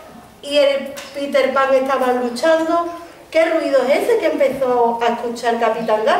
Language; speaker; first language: Spanish; native; Spanish